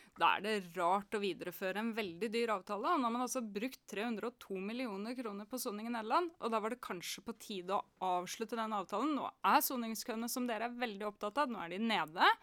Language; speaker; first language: Norwegian; native; Norwegian